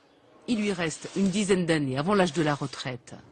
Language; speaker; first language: French; native; French